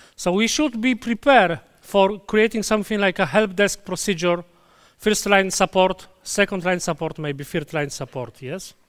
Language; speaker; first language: English; non-native, fluent; Polish